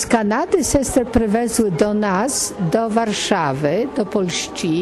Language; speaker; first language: Polish; non-native, learner; Ukrainian